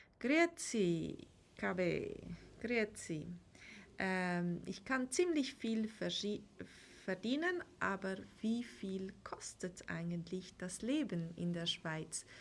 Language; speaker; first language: German; native; German